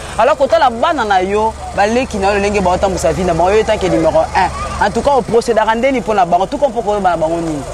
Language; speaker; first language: Lingala; native; Lingala